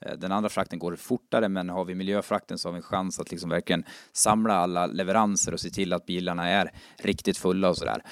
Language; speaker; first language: Swedish; native; Swedish